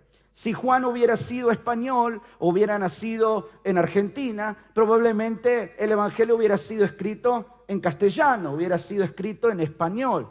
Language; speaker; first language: Spanish; native; Spanish